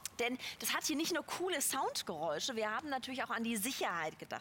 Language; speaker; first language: German; native; German